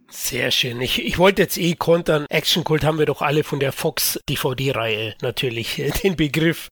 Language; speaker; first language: German; native; German